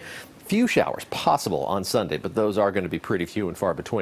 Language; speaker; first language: English; native; English